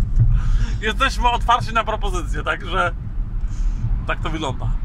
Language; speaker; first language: Polish; native; Polish